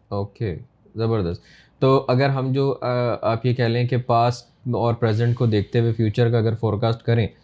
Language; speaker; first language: Urdu; native; Urdu